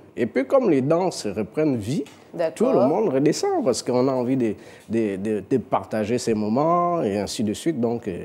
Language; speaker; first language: French; non-native, local second language; Fang